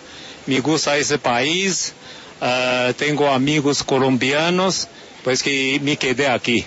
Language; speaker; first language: Spanish; non-native, fluent; Chinese